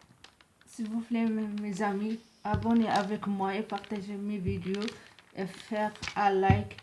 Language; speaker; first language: French; non-native, local second language; Arabic